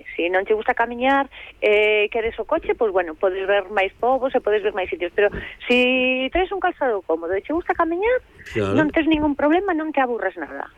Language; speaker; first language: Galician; native; Galician